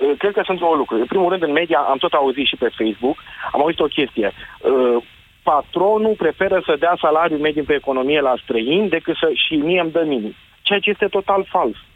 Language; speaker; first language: Romanian; native; Romanian